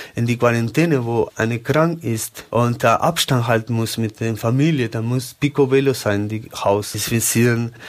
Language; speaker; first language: German; non-native, learner; Spanish